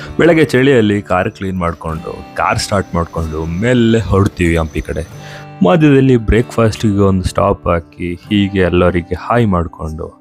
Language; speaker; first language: Kannada; native; Kannada